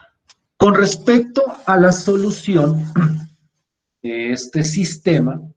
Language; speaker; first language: Spanish; native; Spanish